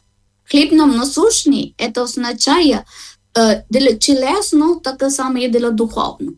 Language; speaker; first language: Ukrainian; non-native, learner; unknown